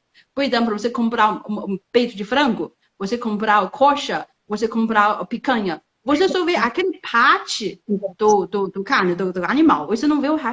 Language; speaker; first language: Portuguese; non-native, fluent; Chinese